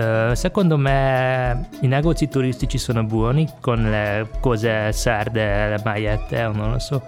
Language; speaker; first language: Italian; non-native, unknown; Hungarian